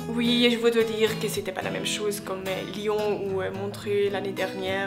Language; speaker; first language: French; non-native, learner; Swiss German